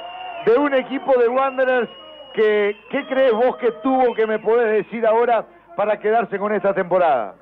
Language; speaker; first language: Spanish; native; Spanish